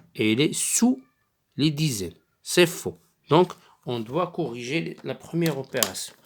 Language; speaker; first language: French; non-native, local second language; Arabic